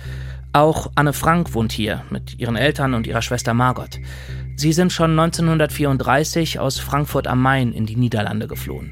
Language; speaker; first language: German; native; German